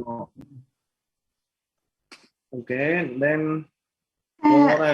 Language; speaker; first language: English; non-native, learner; Malay